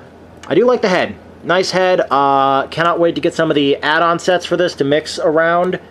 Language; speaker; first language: English; native; English